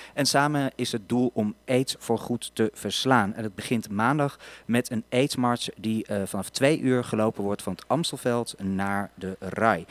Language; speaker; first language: Dutch; native; Dutch